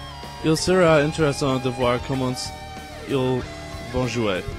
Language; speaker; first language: French; non-native, learner; English